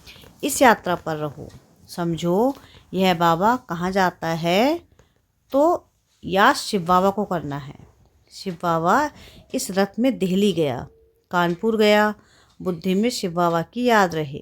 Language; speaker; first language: Hindi; native; Hindi